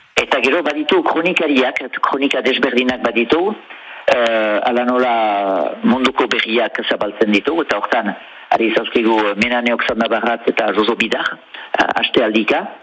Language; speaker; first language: Basque; native; Basque